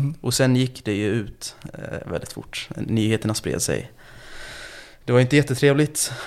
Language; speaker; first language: Swedish; early bilingual, other home language; Turkish